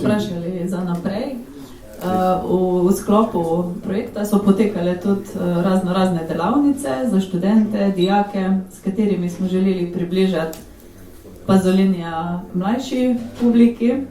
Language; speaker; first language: Slovenian; native; Slovenian